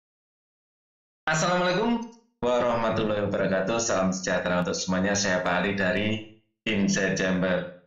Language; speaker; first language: Indonesian; native; Indonesian